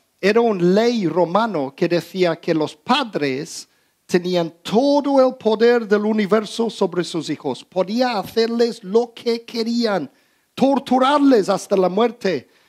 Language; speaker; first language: Spanish; early bilingual, heritage; Spanish